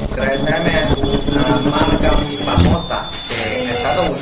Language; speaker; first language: Spanish; non-native, learner; Chinese